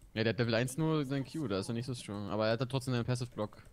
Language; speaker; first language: German; native; German